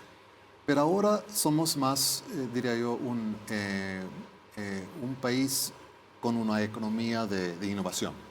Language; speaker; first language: Spanish; non-native, fluent; Swedish